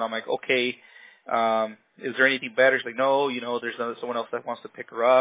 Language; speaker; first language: English; early bilingual, other home language; Spanish